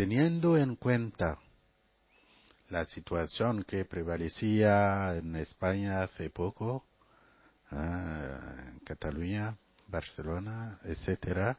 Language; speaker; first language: Spanish; non-native, fluent; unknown